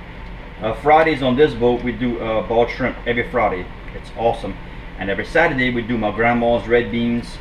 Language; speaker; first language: English; native; English